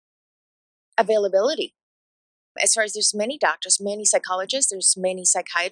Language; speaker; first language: English; non-native, fluent; Spanish